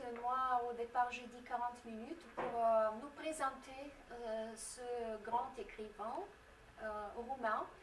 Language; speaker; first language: French; non-native, fluent; Romanian